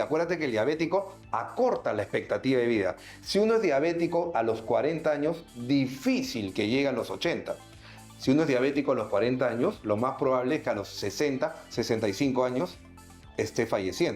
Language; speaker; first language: Spanish; native; Spanish